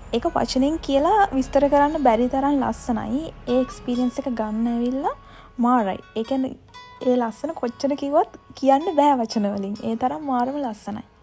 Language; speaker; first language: Sinhala; native; Sinhala